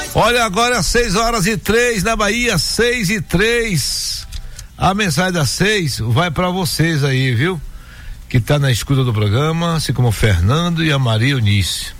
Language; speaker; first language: Portuguese; native; Portuguese